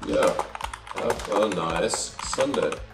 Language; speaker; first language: English; non-native, learner; German